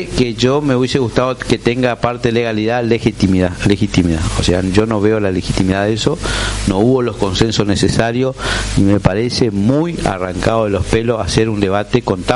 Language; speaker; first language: Spanish; native; Spanish